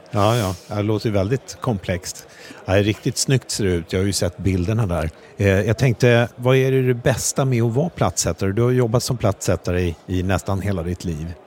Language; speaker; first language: Swedish; native; Swedish